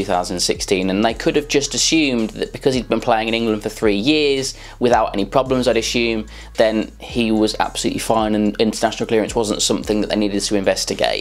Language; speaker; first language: English; native; English